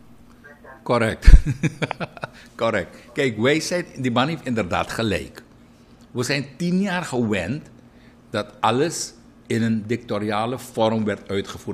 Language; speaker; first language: Dutch; native; Dutch